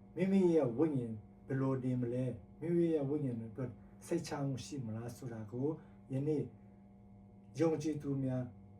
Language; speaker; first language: Burmese; non-native, local second language; Tedim Chin